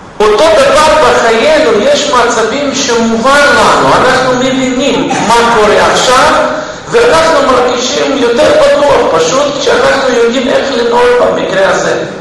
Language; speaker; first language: Hebrew; non-native, fluent; Russian